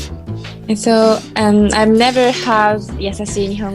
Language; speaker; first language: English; non-native, learner; Japanese